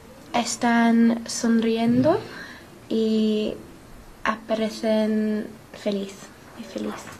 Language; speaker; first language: Spanish; non-native, learner; English